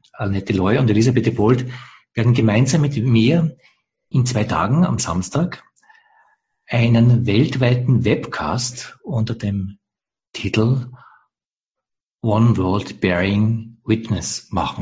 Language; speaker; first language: German; native; German